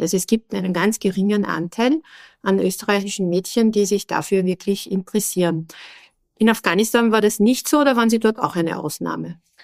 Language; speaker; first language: German; native; German